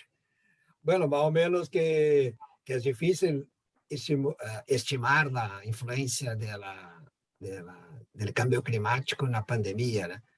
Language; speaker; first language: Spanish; non-native, fluent; Portuguese